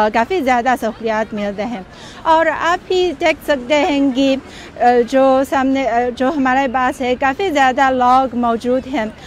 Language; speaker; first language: Urdu; non-native, fluent; Chinese